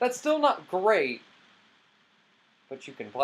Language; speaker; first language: English; native; English